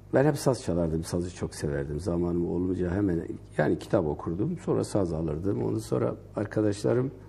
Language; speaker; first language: Turkish; non-native, local second language; Kurdish